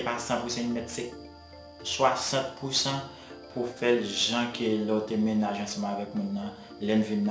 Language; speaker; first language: French; non-native, learner; Haitian Creole